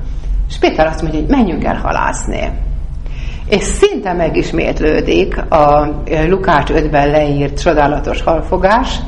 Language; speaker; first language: Hungarian; native; Hungarian